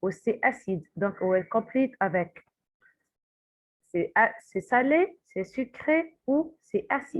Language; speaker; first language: French; non-native, fluent; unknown